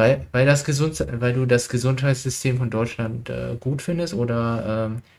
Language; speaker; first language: German; non-native, learner; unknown